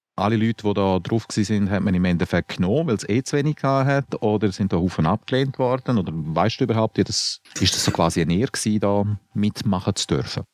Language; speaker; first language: German; native; German